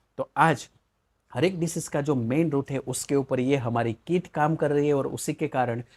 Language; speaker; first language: Hindi; non-native, local second language; Gujarati